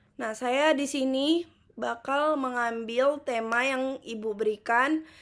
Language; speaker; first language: Indonesian; native; Indonesian